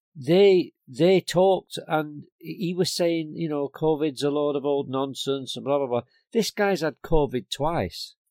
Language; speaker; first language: English; native; English